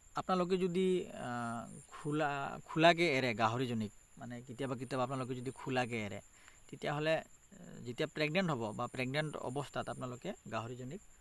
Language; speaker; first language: Assamese; non-native, local second language; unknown